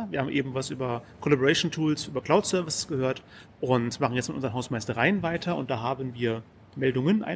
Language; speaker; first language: German; native; German